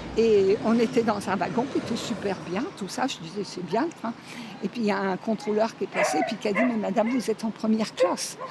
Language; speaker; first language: French; native; French